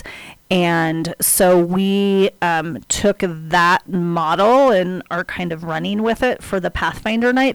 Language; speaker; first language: English; native; English